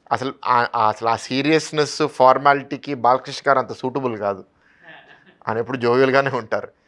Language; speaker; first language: Telugu; native; Telugu